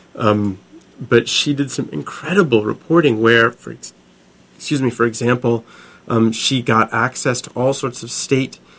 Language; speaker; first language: English; native; English